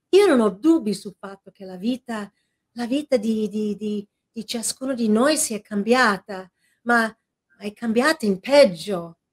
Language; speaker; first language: Italian; non-native, fluent; English